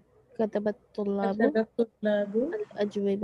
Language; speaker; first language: Arabic; non-native, learner; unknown